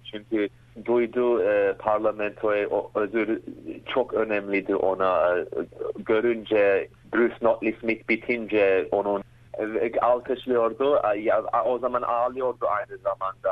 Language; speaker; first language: Turkish; early bilingual, heritage; Turkish